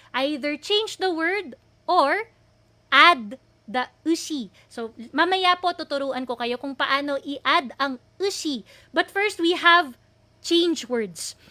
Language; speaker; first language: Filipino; native; Filipino